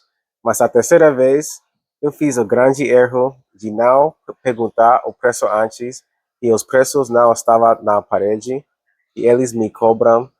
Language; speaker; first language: Portuguese; non-native, learner; English